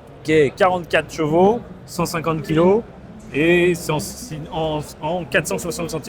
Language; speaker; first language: French; native; French